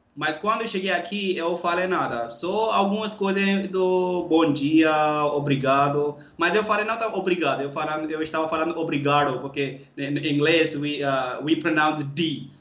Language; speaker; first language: Portuguese; non-native, learner; Urdu